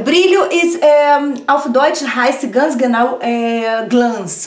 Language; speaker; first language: German; non-native, fluent; Portuguese